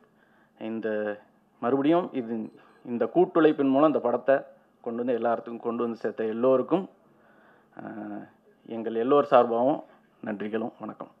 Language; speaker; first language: Tamil; native; Tamil